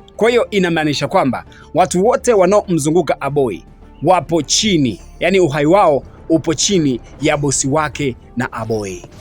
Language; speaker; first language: Swahili; native; Swahili